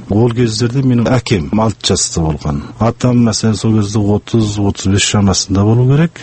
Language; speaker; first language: Kazakh; early bilingual, heritage; Kazakh